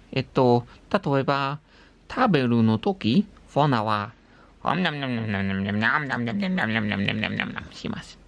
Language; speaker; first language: Japanese; non-native, learner; English